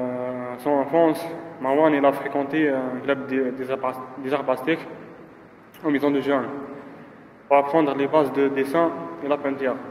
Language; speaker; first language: French; non-native, learner; Arabic